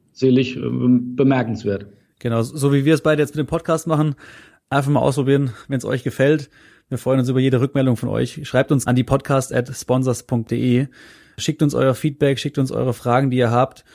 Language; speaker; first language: German; native; German